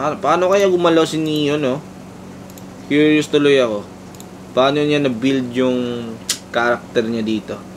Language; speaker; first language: Filipino; non-native, local second language; Cebuano